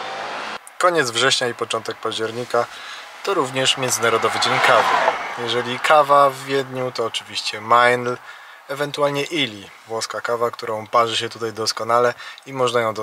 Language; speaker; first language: Polish; native; Polish